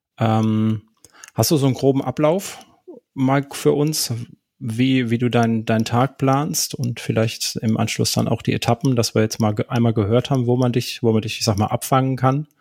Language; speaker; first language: German; native; German